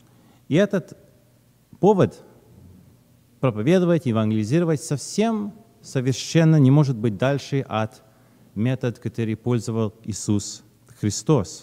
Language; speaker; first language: Russian; early bilingual, heritage; Russian